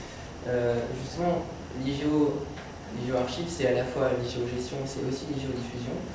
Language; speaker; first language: French; native; French